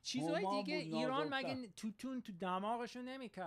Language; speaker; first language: Persian; early bilingual, heritage; Persian